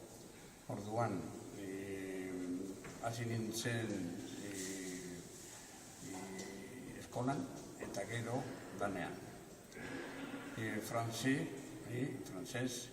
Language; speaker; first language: Basque; non-native, local second language; Spanish